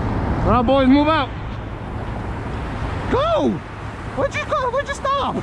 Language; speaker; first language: English; native; English